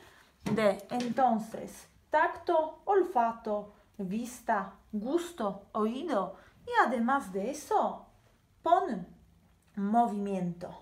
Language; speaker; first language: Spanish; non-native, fluent; Polish